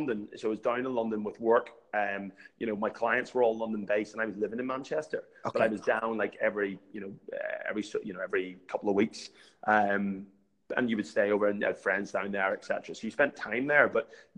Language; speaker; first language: English; native; English